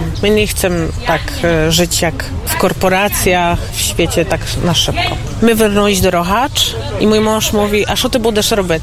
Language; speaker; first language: Polish; non-native, local second language; Ukrainian